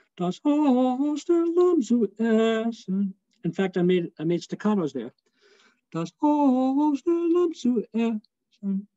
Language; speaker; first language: English; native; English